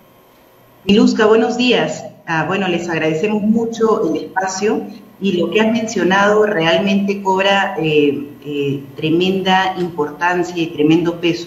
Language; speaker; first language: Spanish; native; Spanish